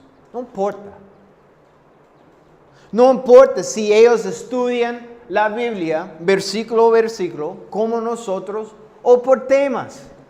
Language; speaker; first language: Spanish; non-native, fluent; English